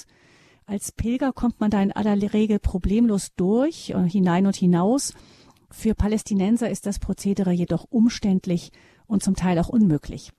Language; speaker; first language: German; native; German